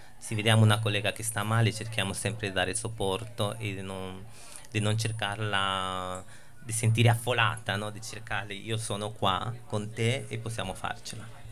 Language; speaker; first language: Italian; non-native, fluent; Spanish